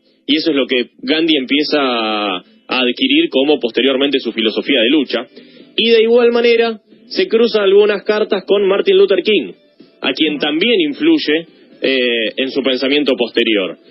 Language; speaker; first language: Spanish; native; Spanish